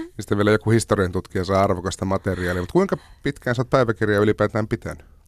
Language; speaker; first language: Finnish; native; Finnish